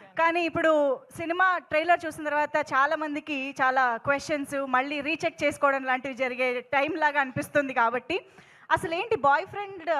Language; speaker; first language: Telugu; native; Telugu